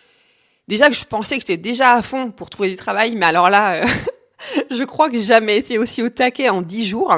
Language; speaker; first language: French; native; French